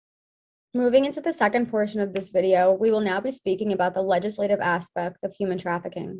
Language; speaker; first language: English; native; English